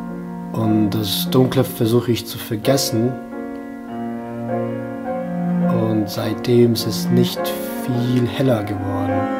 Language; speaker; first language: German; non-native, fluent; Bosnian